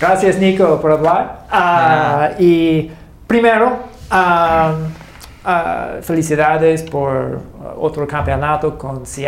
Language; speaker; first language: Spanish; non-native, fluent; English